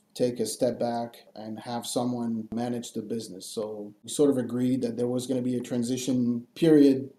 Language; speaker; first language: English; non-native, fluent; French